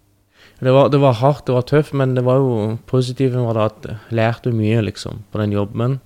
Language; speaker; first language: Norwegian; early bilingual, other home language; Persian